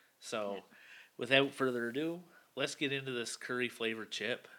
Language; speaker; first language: English; native; English